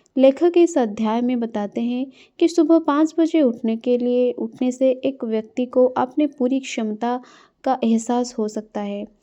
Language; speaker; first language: Hindi; non-native, local second language; Odia